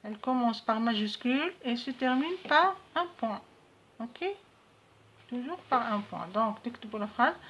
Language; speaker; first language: French; non-native, local second language; Arabic